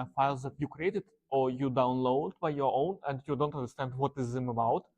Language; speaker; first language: English; non-native, learner; Russian